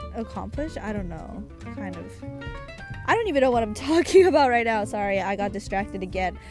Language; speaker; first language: English; early bilingual, other home language; Japanese